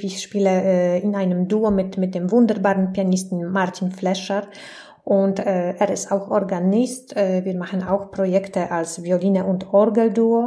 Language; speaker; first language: German; non-native, fluent; Polish